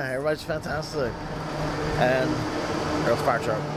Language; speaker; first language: English; native; English